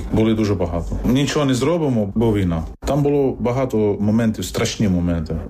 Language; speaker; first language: Ukrainian; non-native, fluent; Arabic